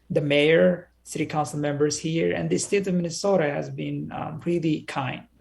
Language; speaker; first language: English; early bilingual, other home language; Somali